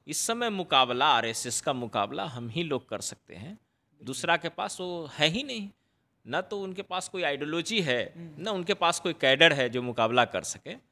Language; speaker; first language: Hindi; native; Hindi